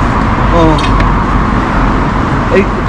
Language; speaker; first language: Spanish; non-native, learner; Filipino